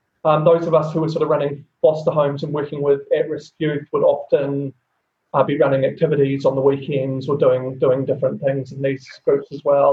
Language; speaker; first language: English; native; English